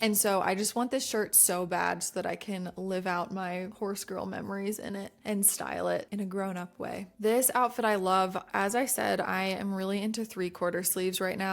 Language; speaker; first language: English; native; English